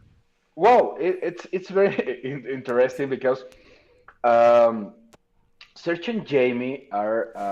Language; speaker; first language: English; non-native, learner; Spanish